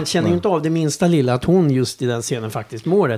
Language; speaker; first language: Swedish; native; Swedish